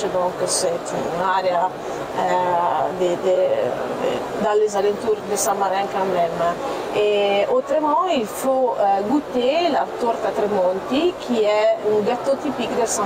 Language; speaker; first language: French; non-native, fluent; Italian